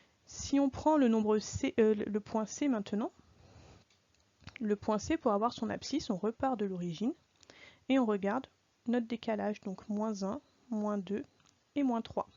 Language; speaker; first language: French; native; French